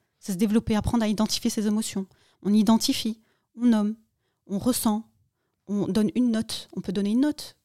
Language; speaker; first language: French; early bilingual, other home language; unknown